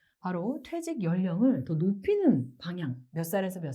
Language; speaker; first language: Korean; native; Korean